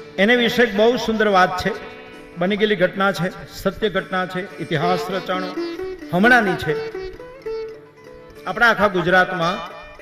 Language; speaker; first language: Gujarati; native; Gujarati